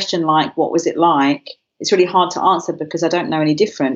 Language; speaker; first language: English; non-native, local second language; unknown